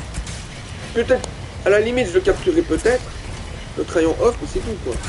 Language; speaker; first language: French; native; French